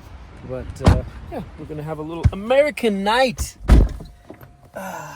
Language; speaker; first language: English; native; English